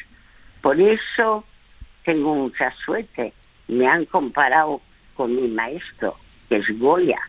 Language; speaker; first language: Spanish; early bilingual, other home language; French